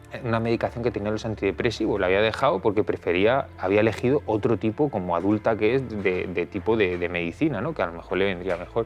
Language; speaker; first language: Spanish; native; Spanish